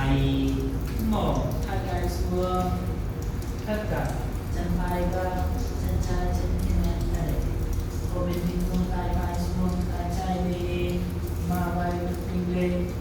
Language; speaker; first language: Vietnamese; non-native, fluent; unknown